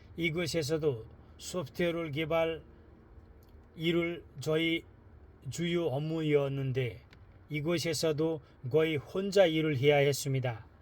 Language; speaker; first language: Korean; non-native, fluent; Nepali